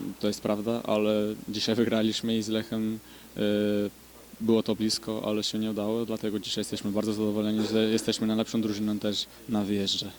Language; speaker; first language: Polish; non-native, fluent; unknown